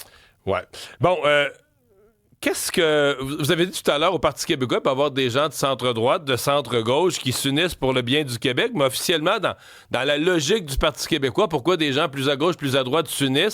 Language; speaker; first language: French; native; French